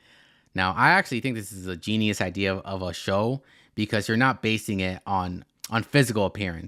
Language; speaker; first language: English; native; English